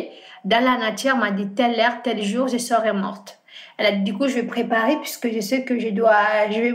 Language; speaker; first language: French; non-native, fluent; Fula